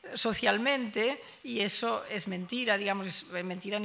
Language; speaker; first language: Spanish; non-native, local second language; Catalan